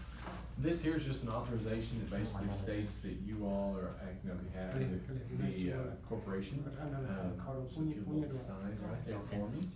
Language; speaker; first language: English; native; English